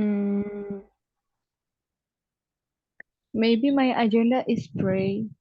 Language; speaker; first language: English; non-native, learner; Indonesian